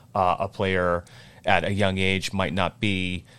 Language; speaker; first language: English; native; English